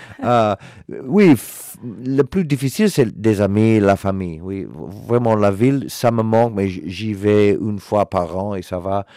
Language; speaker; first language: French; non-native, learner; English